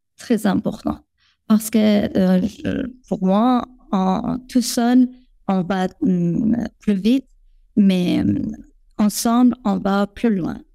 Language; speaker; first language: French; non-native, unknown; Persian